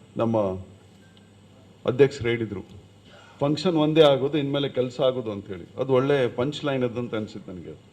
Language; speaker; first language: Kannada; non-native, local second language; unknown